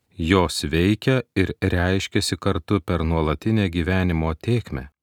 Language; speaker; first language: Lithuanian; native; Lithuanian